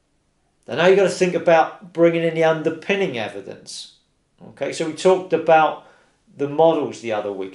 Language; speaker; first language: English; native; English